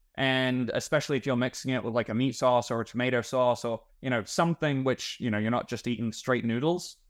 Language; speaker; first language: English; native; English